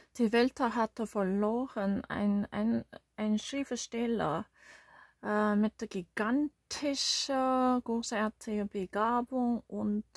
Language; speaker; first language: German; non-native, learner; Korean